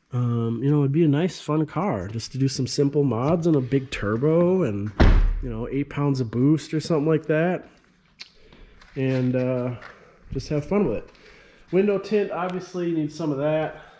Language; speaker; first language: English; native; English